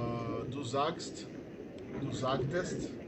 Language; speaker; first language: German; non-native, fluent; Portuguese